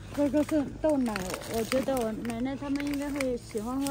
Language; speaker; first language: Chinese; non-native, fluent; Vietnamese